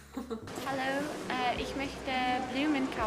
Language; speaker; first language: German; non-native, learner; English